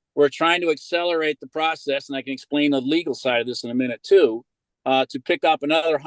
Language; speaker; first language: English; native; English